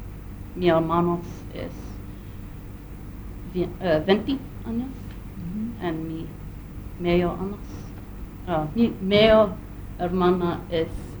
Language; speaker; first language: Spanish; non-native, learner; English